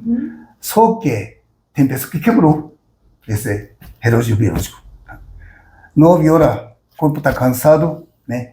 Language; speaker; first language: Portuguese; non-native, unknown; Japanese